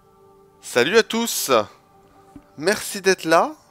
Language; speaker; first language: French; native; French